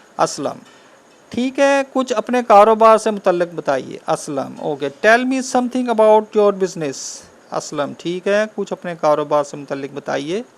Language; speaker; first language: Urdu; native; Urdu